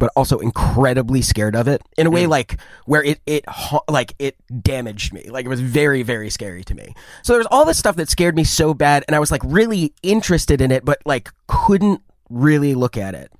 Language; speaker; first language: English; native; English